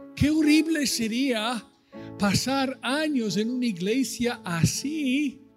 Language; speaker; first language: Spanish; non-native, fluent; English